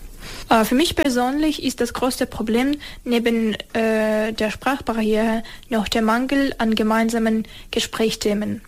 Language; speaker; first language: German; non-native, fluent; Ukrainian